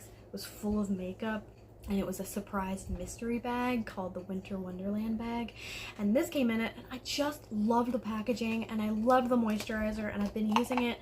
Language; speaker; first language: English; native; English